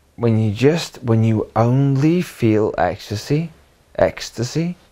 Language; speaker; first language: English; native; English